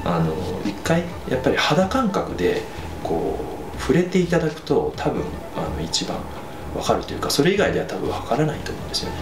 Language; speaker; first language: Japanese; native; Japanese